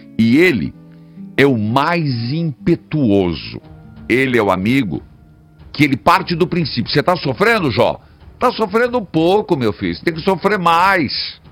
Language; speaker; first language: Portuguese; native; Portuguese